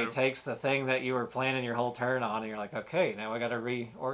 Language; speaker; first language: English; native; English